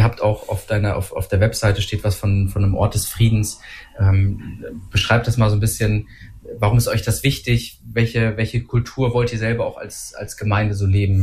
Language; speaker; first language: German; native; German